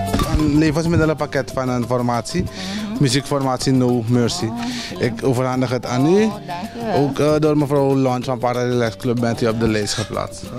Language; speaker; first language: Dutch; native; Dutch